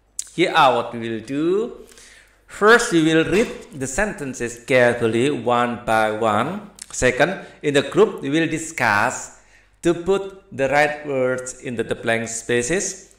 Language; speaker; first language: English; non-native, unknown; Indonesian